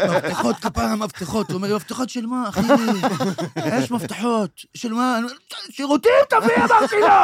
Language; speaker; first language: Hebrew; native; Hebrew